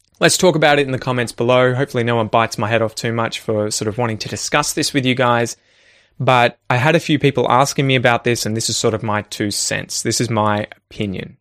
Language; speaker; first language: English; native; English